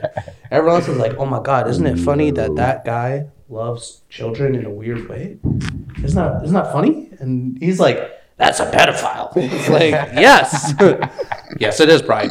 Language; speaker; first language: English; native; English